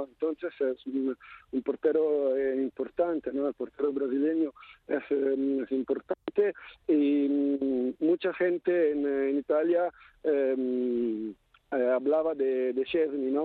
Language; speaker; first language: Spanish; non-native, fluent; Italian